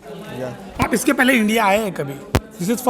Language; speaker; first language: Hindi; non-native, local second language; Marathi